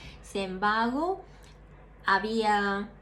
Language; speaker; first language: Spanish; non-native, learner; Cantonese